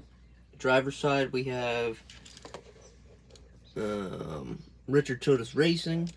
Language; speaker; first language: English; native; English